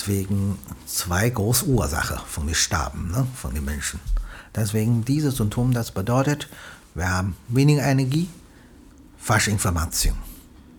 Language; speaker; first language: German; non-native, learner; Chinese